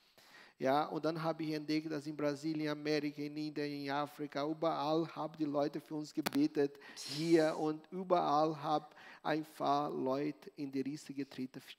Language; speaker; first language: German; non-native, learner; Portuguese